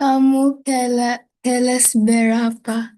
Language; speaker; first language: Indonesian; non-native, learner; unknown